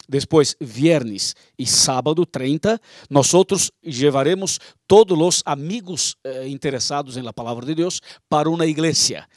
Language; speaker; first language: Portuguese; non-native, learner; Spanish